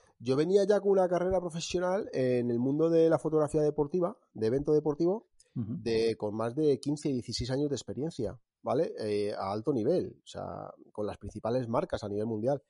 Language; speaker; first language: Spanish; native; Spanish